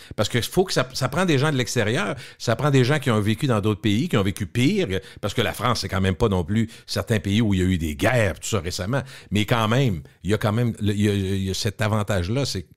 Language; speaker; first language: French; native; French